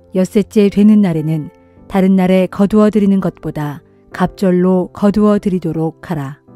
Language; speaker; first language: Korean; native; Korean